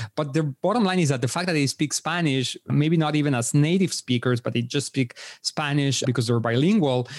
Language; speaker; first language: English; non-native, fluent; Spanish